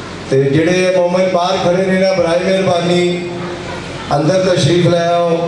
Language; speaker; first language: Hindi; non-native, local second language; Punjabi